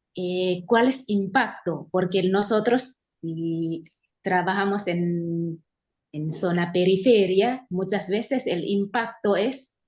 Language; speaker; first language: Spanish; non-native, learner; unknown